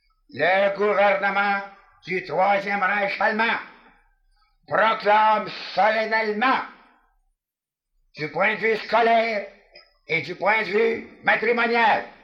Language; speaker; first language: French; native; French